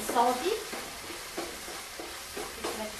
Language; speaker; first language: English; non-native, learner; Thai